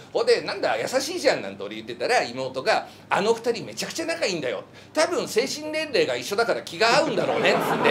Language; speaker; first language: Japanese; native; Japanese